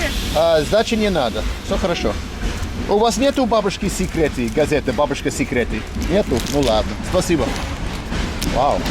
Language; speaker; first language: Russian; non-native, learner; English